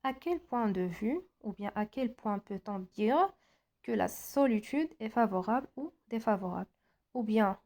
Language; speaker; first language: French; non-native, local second language; Arabic